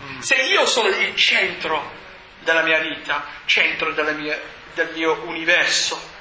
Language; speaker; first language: Italian; non-native, fluent; English